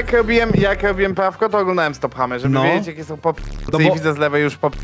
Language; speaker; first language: Polish; native; Polish